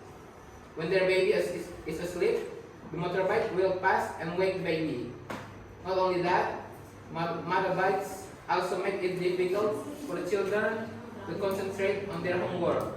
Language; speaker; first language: English; non-native, learner; Indonesian